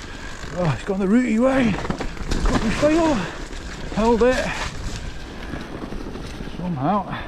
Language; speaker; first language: English; native; English